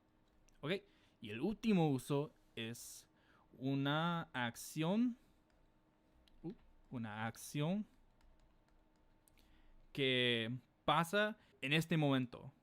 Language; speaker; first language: Spanish; non-native, fluent; English